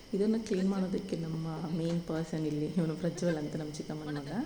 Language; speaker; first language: Kannada; non-native, local second language; Tulu